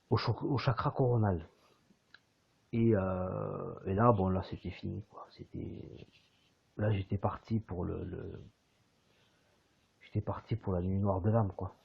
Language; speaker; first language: French; native; French